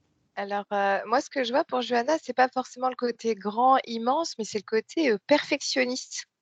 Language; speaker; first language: French; native; French